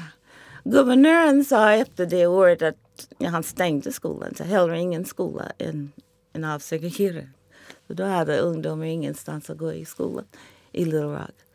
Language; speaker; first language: Swedish; non-native, fluent; English